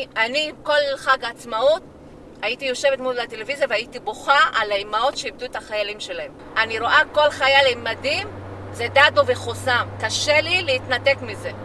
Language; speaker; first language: Hebrew; non-native, local second language; Arabic